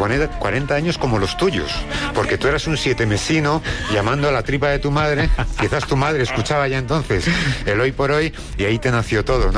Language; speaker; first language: Spanish; native; Spanish